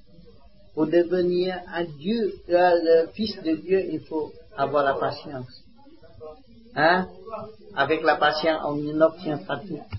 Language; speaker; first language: French; non-native, learner; Vietnamese